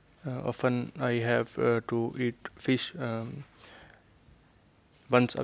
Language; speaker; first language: English; non-native, learner; Urdu